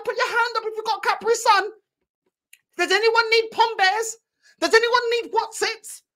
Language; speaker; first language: English; early bilingual, other home language; Portuguese